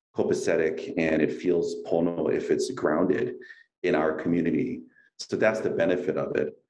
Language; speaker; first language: English; native; English